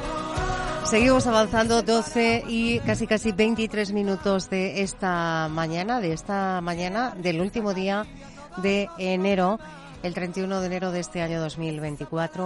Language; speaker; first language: Spanish; native; Spanish